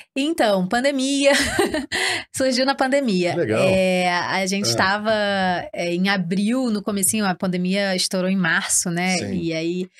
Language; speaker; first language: Portuguese; native; Portuguese